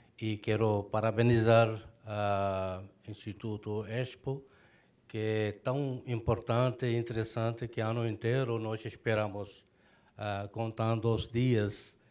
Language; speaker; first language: Portuguese; non-native, fluent; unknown